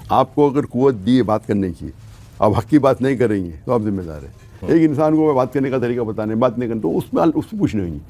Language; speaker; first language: Urdu; non-native, local second language; Konkani